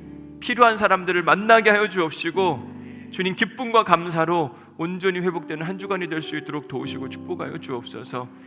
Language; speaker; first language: Korean; native; Korean